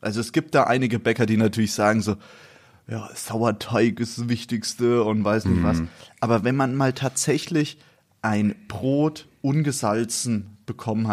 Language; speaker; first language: German; native; German